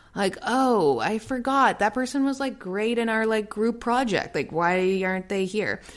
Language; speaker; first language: English; native; English